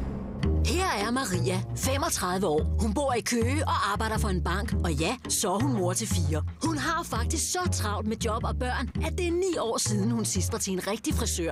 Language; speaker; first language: Danish; native; Danish